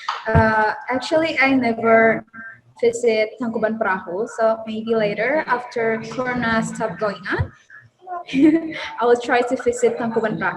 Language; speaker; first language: English; non-native, learner; Indonesian